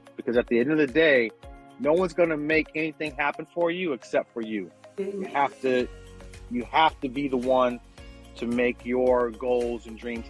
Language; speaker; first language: English; native; English